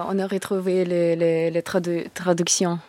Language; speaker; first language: French; non-native, learner; Russian